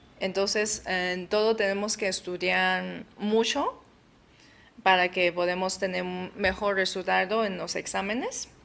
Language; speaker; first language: Spanish; non-native, fluent; Chinese